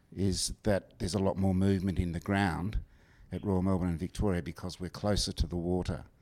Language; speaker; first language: English; native; English